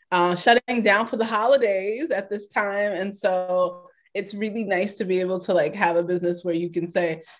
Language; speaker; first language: English; early bilingual, other home language; Yoruba